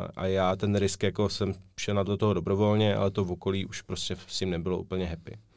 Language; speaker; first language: Czech; native; Czech